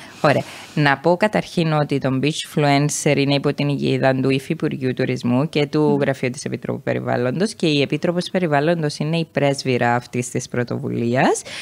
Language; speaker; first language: Greek; native; Greek